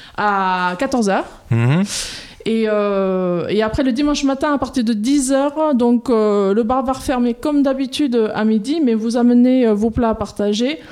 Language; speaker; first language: French; non-native, fluent; English